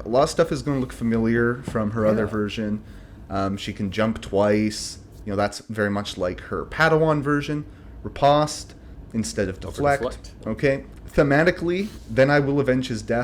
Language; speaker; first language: English; native; English